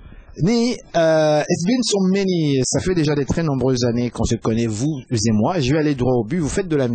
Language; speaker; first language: French; native; French